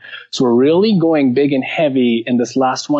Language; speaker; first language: English; non-native, local second language; Hindi